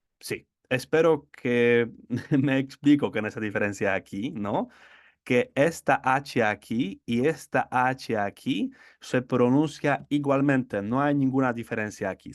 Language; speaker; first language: Spanish; non-native, fluent; Polish